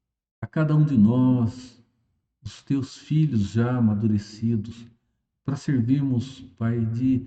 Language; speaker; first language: Portuguese; native; Portuguese